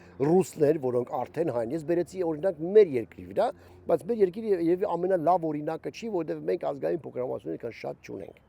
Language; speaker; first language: Armenian; native; Armenian